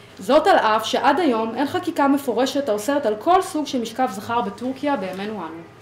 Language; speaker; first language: Hebrew; native; Hebrew